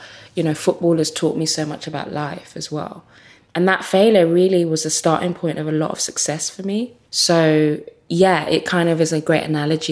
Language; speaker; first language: English; native; English